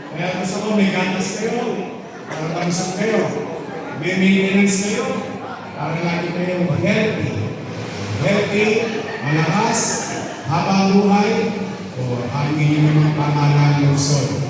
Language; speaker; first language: Filipino; native; Filipino